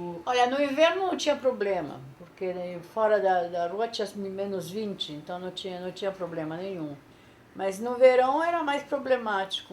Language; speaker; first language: Portuguese; non-native, fluent; Polish